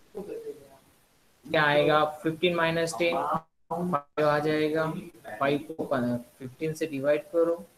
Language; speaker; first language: Hindi; non-native, local second language; Marathi